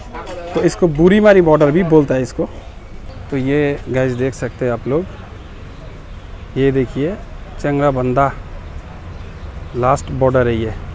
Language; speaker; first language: Hindi; non-native, local second language; Bangla